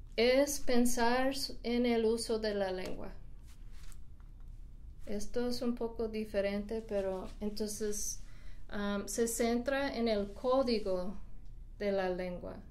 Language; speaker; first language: Spanish; non-native, fluent; English